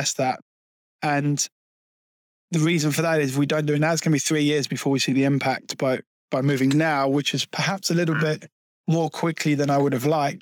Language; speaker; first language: English; native; English